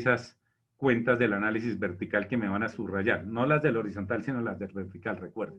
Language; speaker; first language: Spanish; native; Spanish